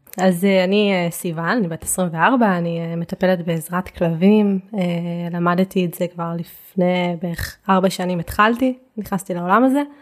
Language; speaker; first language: Hebrew; native; Hebrew